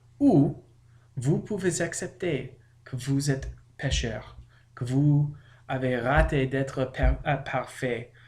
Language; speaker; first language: French; non-native, learner; English